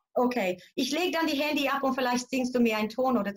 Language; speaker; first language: German; non-native, fluent; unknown